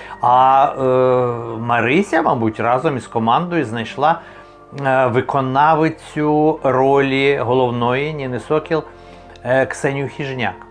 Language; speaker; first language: Ukrainian; native; Ukrainian